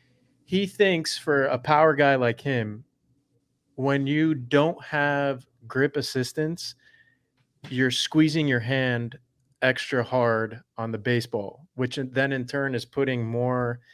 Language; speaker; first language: English; native; English